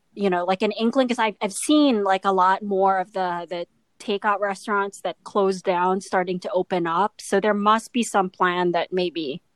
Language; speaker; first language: English; non-native, local second language; Filipino